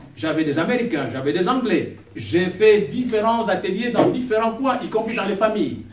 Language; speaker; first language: French; non-native, local second language; Kongo